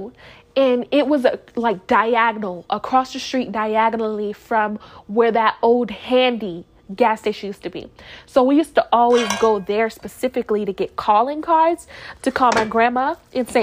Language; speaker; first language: English; native; English